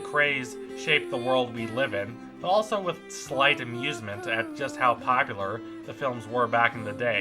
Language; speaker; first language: English; native; English